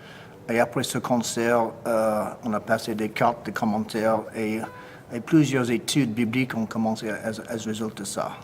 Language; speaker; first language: French; non-native, fluent; English